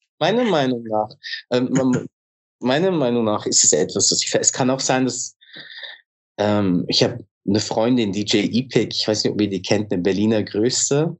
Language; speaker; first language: German; early bilingual, other home language; Turkish